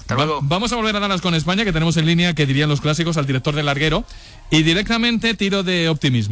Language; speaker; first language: Spanish; native; Spanish